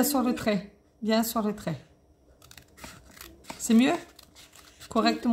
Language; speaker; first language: French; native; French